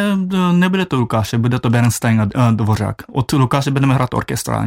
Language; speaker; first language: Czech; non-native, fluent; Japanese